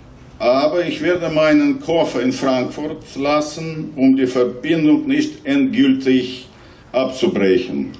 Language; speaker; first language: German; non-native, fluent; Russian